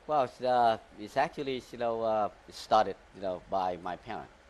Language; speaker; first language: English; early bilingual, other home language; Vietnamese